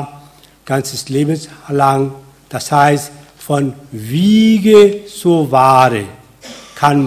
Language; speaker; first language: German; non-native, fluent; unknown